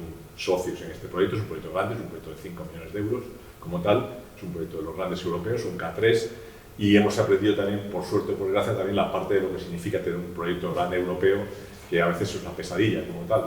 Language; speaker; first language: Spanish; native; Spanish